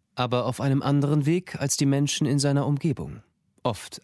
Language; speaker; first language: German; native; German